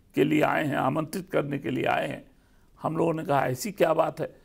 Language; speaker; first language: Hindi; native; Hindi